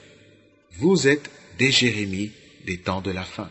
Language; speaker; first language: French; non-native, local second language; Lingala